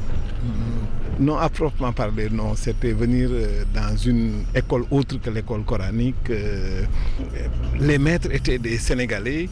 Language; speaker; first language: French; native; French